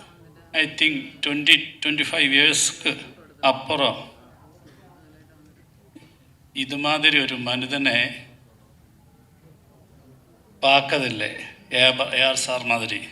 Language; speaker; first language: Tamil; non-native, learner; Malayalam